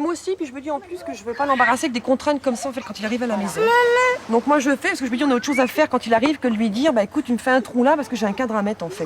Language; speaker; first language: French; native; French